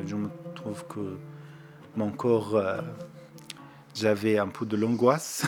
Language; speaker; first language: French; non-native, learner; Arabic